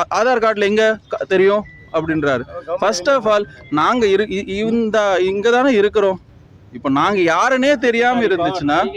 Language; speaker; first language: Tamil; native; Tamil